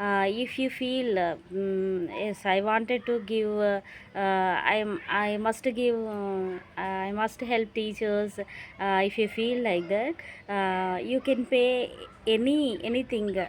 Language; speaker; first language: English; non-native, local second language; Telugu